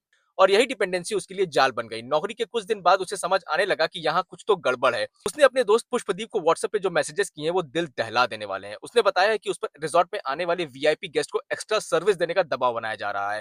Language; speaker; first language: Hindi; native; Hindi